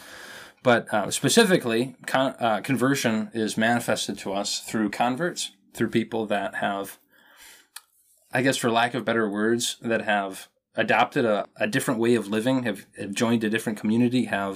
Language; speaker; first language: English; native; English